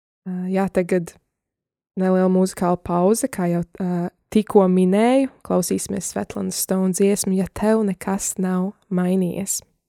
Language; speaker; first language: Latvian; native; Latvian